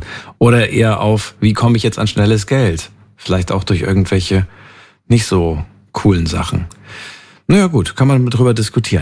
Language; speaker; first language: German; native; German